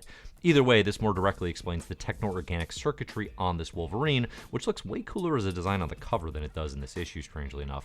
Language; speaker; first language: English; native; English